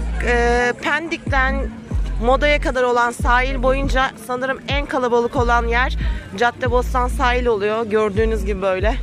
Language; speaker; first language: Turkish; native; Turkish